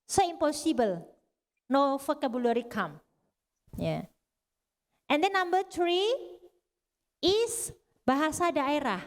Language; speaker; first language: English; non-native, learner; Indonesian